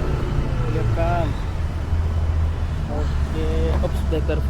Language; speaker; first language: English; non-native, learner; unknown